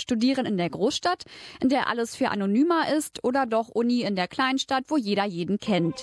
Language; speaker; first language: German; native; German